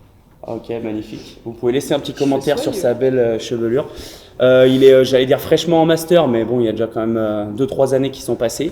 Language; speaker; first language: French; native; French